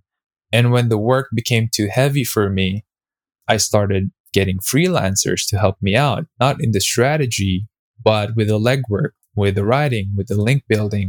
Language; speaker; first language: English; non-native, local second language; Filipino